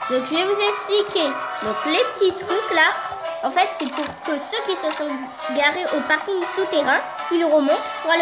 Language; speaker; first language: French; native; French